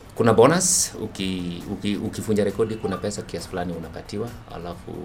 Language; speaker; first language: Swahili; non-native, local second language; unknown